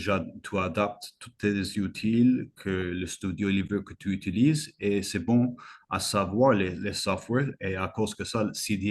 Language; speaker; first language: French; non-native, fluent; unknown